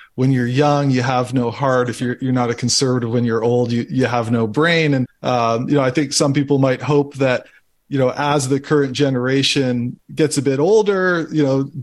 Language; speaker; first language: English; native; English